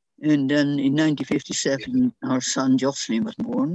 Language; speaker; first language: English; non-native, fluent; Dutch